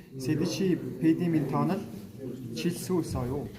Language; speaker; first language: Korean; non-native, learner; Mongolian